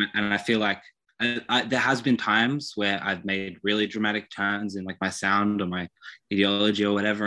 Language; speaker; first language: English; native; English